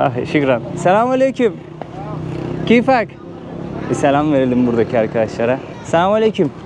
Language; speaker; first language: Turkish; native; Turkish